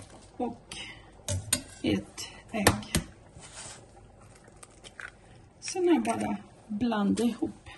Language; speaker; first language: Swedish; non-native, learner; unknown